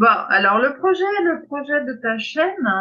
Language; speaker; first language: French; native; French